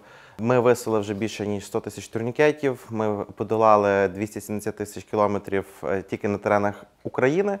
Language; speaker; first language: Ukrainian; native; Ukrainian